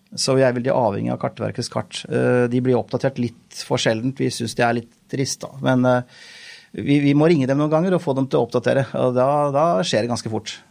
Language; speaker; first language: Norwegian; native; Norwegian